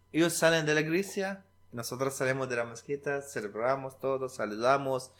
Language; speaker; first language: Spanish; non-native, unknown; Arabic